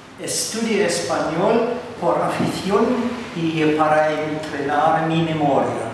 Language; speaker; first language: Spanish; non-native, learner; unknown